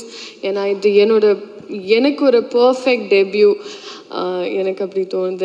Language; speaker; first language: Tamil; non-native, fluent; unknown